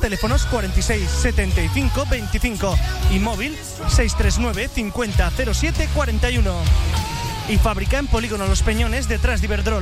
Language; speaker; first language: Spanish; native; Spanish